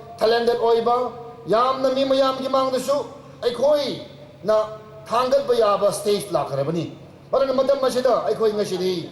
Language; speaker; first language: Manipuri; non-native, local second language; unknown